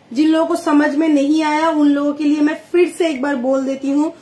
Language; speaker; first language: Hindi; non-native, local second language; Bangla